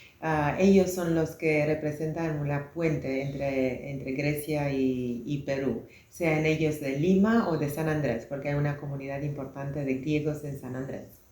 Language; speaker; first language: Spanish; non-native, fluent; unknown